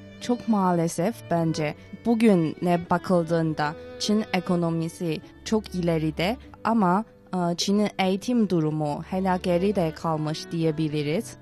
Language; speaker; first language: Turkish; non-native, fluent; Chinese